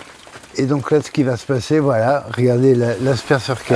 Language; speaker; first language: French; native; French